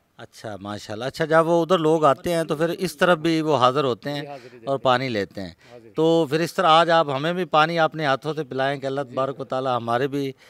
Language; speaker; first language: Urdu; non-native, local second language; Punjabi